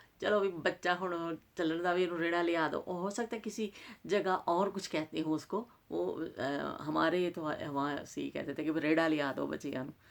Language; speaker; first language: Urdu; non-native, local second language; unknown